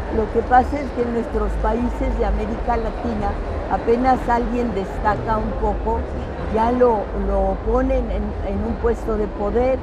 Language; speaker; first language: Spanish; early bilingual, other home language; French